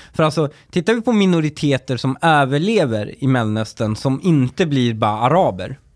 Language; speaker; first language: Swedish; early bilingual, other home language; Persian